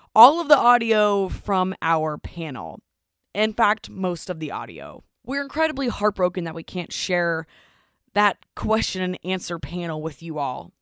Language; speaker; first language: English; native; English